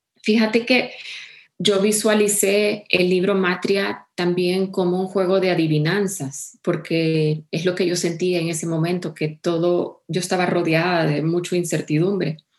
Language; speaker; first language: Spanish; early bilingual, heritage; Spanish